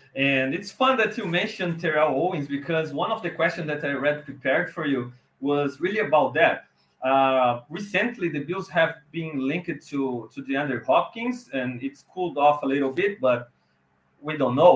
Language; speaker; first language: English; non-native, fluent; Portuguese